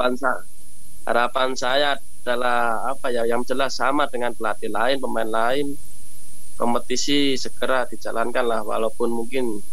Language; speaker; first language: Indonesian; native; Indonesian